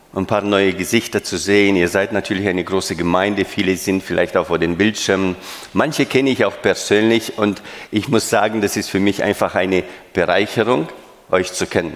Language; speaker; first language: German; non-native, fluent; Romanian